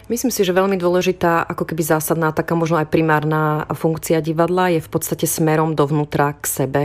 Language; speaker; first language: Slovak; native; Slovak